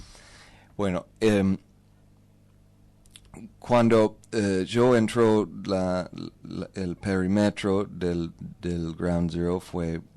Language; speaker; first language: Spanish; non-native, learner; English